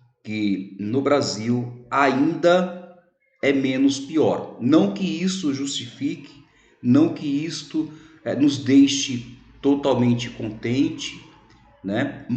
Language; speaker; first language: Portuguese; native; Portuguese